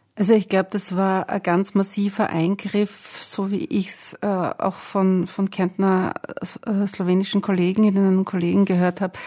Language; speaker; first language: German; native; German